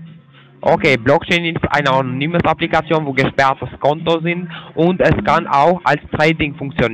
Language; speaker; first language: German; non-native, fluent; Turkish